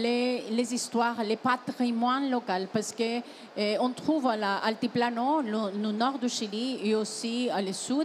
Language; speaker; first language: French; non-native, fluent; Spanish